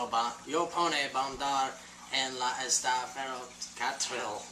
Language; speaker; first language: Spanish; non-native, learner; English